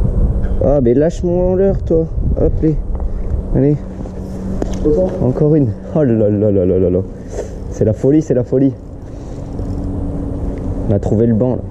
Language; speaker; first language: French; native; French